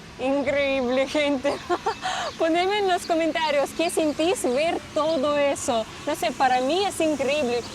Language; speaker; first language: Spanish; non-native, learner; Russian